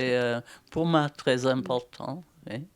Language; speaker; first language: French; non-native, fluent; German